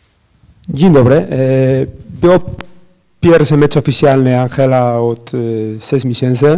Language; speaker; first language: Polish; non-native, learner; Spanish